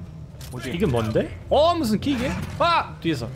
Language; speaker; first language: Korean; non-native, learner; German